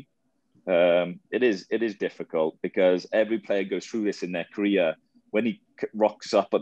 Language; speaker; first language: English; native; English